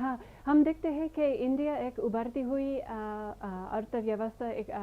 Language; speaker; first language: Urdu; non-native, fluent; English